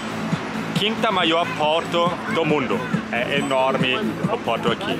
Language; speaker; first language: Portuguese; non-native, fluent; German